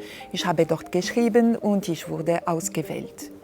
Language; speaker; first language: German; non-native, fluent; French